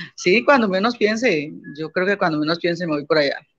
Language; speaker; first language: Spanish; native; Spanish